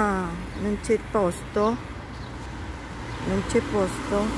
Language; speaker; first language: Italian; non-native, learner; Filipino